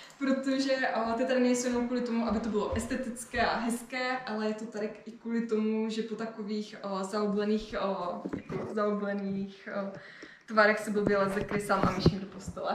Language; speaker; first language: Czech; native; Czech